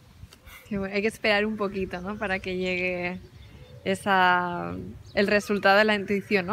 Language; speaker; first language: Spanish; native; Spanish